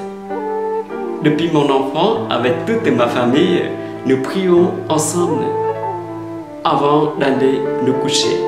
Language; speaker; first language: French; non-native, fluent; Vietnamese